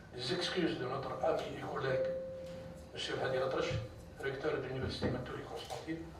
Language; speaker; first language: French; non-native, local second language; Arabic